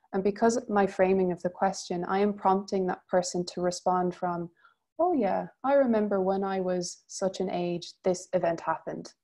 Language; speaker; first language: English; native; English